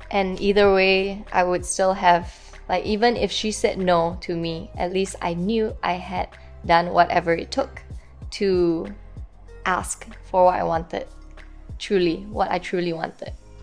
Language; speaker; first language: English; native; English